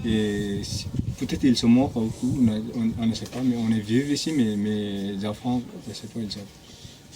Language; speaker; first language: French; non-native, fluent; Nepali